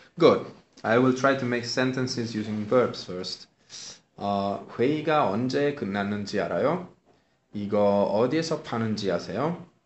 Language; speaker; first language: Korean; non-native, fluent; Italian